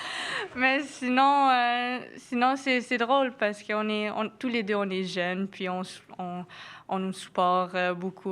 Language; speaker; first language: French; non-native, local second language; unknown